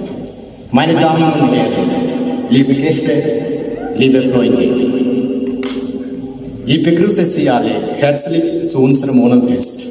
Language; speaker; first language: German; non-native, fluent; Malayalam